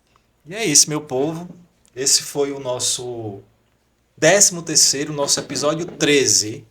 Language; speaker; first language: Portuguese; native; Portuguese